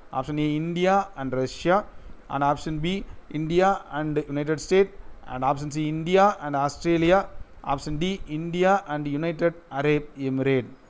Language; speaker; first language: English; non-native, local second language; Tamil